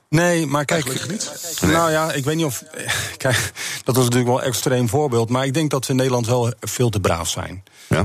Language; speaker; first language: Dutch; native; Dutch